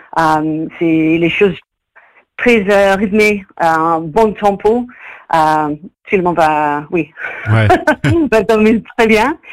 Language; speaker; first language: French; non-native, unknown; English